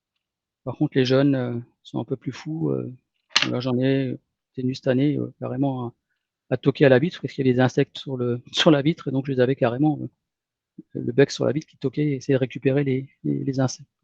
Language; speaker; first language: French; native; French